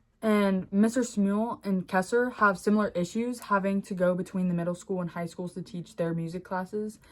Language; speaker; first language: English; native; English